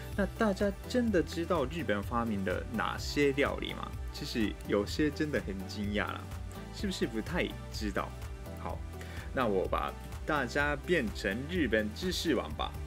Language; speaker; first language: Chinese; non-native, fluent; Japanese